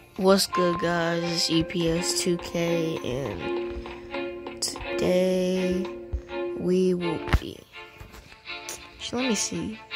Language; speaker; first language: English; native; English